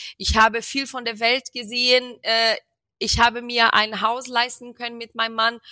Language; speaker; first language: German; non-native, fluent; Portuguese